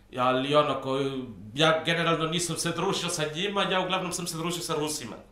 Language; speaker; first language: Serbian; non-native, fluent; Spanish